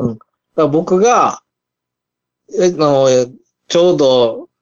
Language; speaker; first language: Japanese; native; Japanese